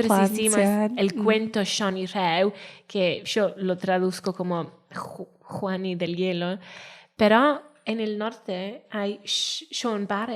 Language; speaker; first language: Spanish; non-native, learner; Welsh